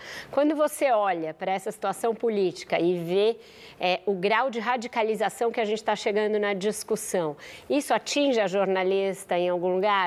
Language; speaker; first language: Portuguese; native; Portuguese